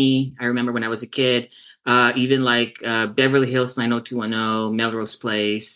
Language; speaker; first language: English; non-native, local second language; Cebuano